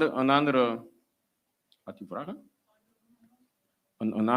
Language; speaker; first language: Dutch; non-native, local second language; Papiamento